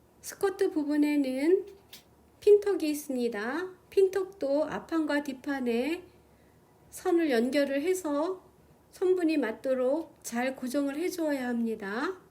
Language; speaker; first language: Korean; native; Korean